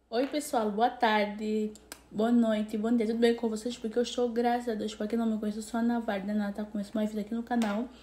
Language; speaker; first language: Portuguese; native; Portuguese